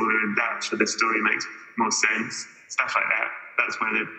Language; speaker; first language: English; native; English